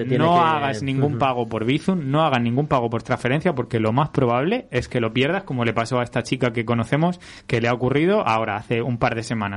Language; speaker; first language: Spanish; native; Spanish